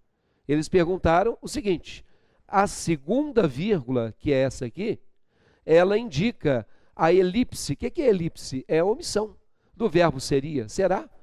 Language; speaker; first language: Portuguese; native; Portuguese